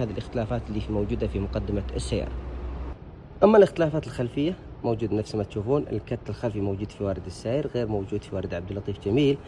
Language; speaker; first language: Arabic; native; Arabic